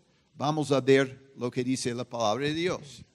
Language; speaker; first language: Spanish; non-native, fluent; English